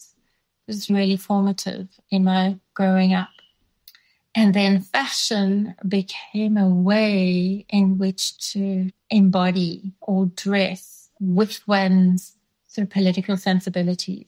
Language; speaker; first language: English; non-native, local second language; Dutch